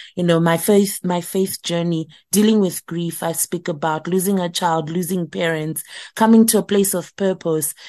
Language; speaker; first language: English; non-native, local second language; Shona